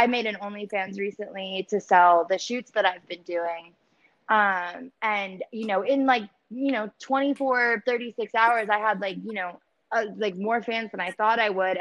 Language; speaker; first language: English; native; English